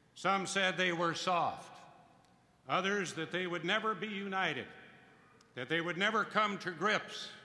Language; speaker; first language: English; native; English